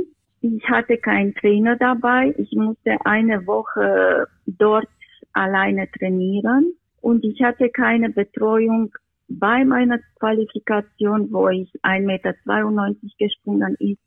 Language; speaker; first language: German; non-native, fluent; Romanian